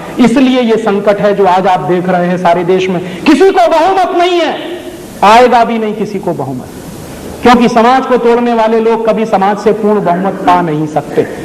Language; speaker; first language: Hindi; native; Hindi